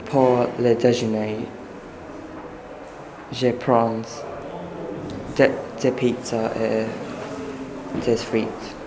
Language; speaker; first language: French; non-native, learner; English